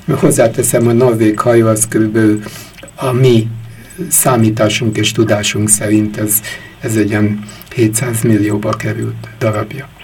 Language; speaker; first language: Hungarian; native; Hungarian